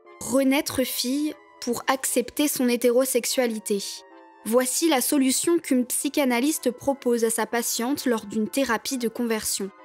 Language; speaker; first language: French; native; French